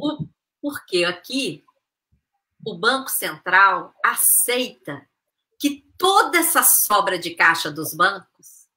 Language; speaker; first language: Portuguese; native; Portuguese